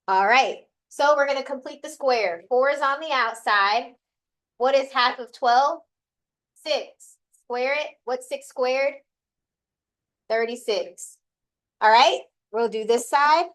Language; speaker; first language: English; native; English